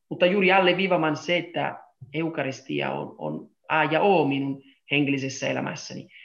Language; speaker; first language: Finnish; non-native, fluent; Italian